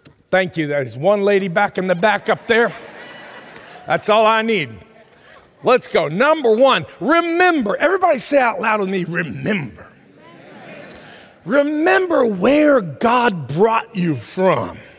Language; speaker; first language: English; early bilingual, heritage; English